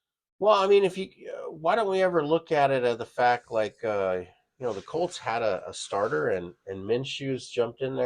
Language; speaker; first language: English; native; English